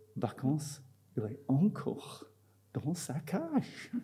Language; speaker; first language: French; non-native, fluent; English